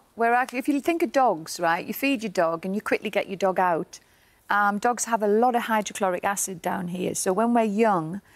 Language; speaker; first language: English; native; English